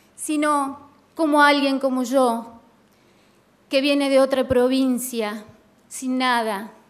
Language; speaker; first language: Spanish; native; Spanish